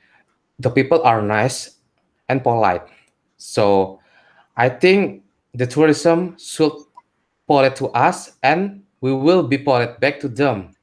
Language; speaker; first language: English; non-native, learner; Indonesian